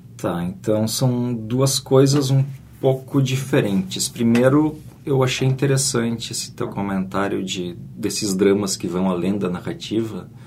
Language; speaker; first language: Portuguese; native; Portuguese